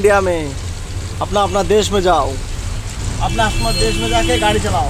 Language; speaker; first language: Hindi; non-native, local second language; Bangla